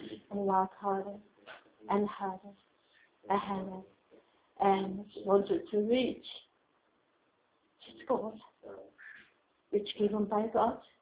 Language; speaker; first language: English; non-native, learner; Japanese